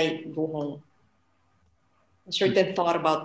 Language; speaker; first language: English; non-native, local second language; Filipino